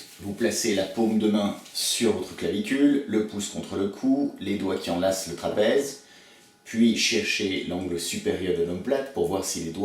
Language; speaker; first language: French; native; French